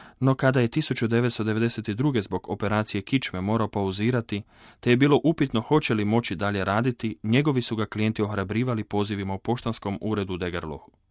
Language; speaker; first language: Croatian; native; Croatian